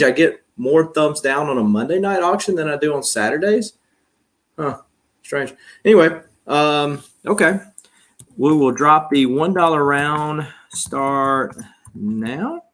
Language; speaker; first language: English; native; English